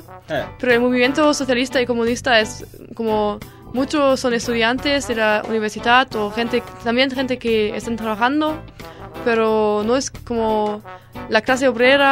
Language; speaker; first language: Spanish; non-native, learner; German